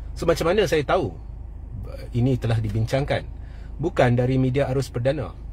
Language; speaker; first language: Malay; native; Malay